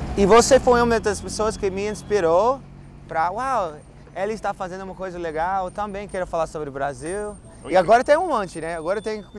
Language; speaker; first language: Portuguese; non-native, fluent; English